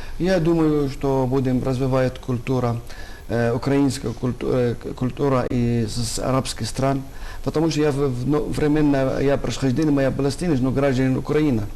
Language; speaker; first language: Russian; non-native, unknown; Arabic